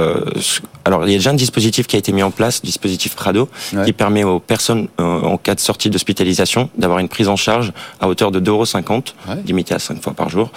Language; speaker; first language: French; native; French